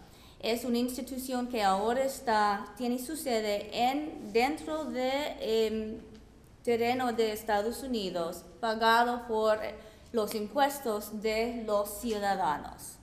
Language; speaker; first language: Spanish; non-native, fluent; English